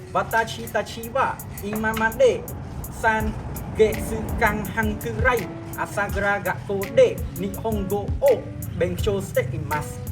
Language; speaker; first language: Japanese; non-native, learner; Khmer